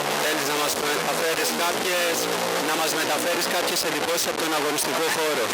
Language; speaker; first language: Greek; native; Greek